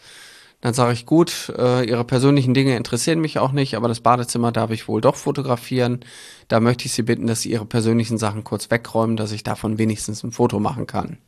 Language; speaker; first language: German; native; German